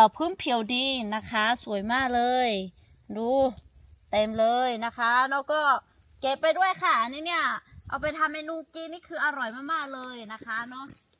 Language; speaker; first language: Thai; non-native, local second language; Lahu